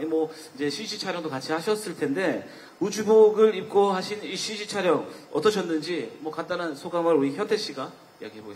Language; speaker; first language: Korean; native; Korean